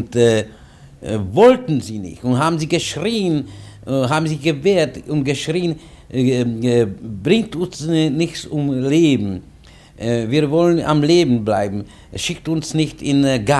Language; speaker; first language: German; non-native, fluent; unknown